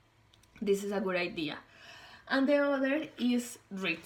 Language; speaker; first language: English; non-native, learner; Spanish